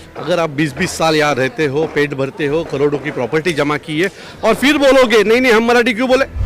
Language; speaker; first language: Hindi; non-native, local second language; Marathi